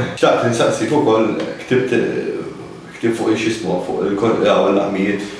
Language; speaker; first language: Maltese; native; Maltese